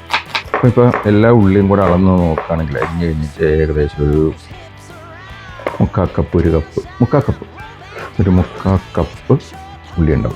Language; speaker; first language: Malayalam; native; Malayalam